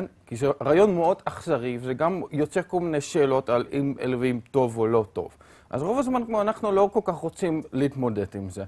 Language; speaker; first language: Hebrew; non-native, fluent; Dutch